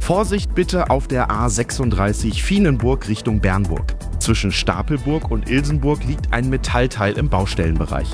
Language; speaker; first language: German; native; German